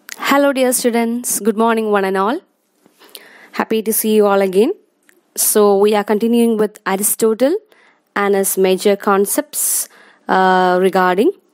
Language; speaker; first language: English; non-native, local second language; Malayalam